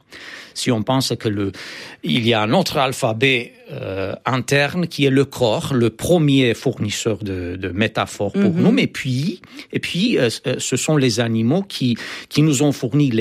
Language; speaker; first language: French; non-native, fluent; Romanian